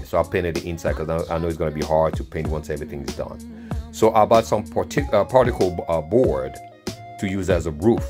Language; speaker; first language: English; non-native, fluent; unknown